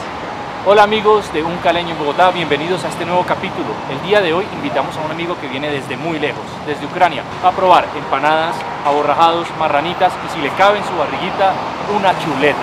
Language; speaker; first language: Spanish; native; Spanish